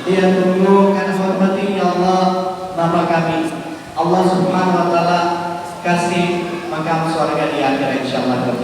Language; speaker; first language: Indonesian; non-native, learner; Urdu